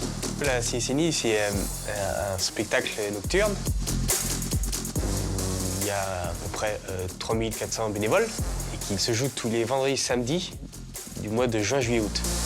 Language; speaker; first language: French; native; French